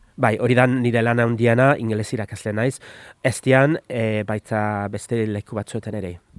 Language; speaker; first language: Basque; non-native, fluent; English